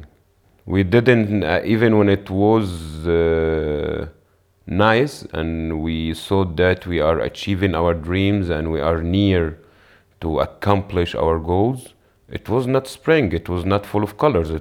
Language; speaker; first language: English; non-native, fluent; Arabic